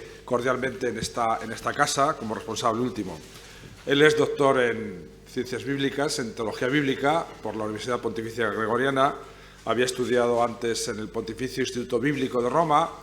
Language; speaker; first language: Spanish; native; Spanish